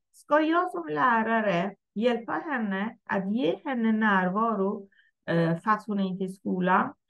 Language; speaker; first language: Swedish; non-native, fluent; Persian